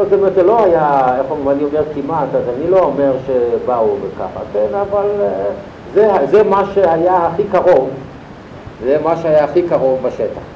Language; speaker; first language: Hebrew; non-native, fluent; German